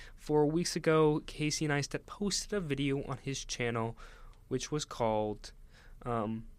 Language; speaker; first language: English; native; English